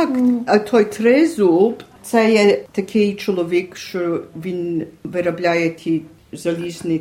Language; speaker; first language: Ukrainian; early bilingual, heritage; Ukrainian